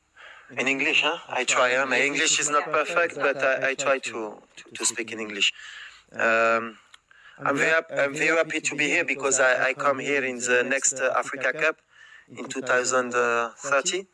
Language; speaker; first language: English; non-native, learner; French